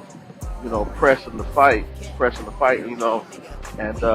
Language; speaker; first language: English; native; English